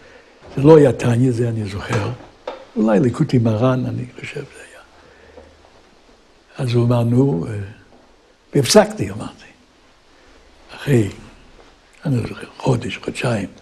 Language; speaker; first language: Hebrew; non-native, fluent; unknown